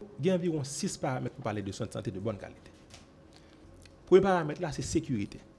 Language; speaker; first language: French; non-native, local second language; Haitian Creole